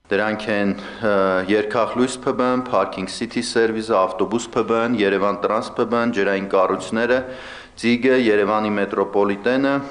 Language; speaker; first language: Armenian; native; Armenian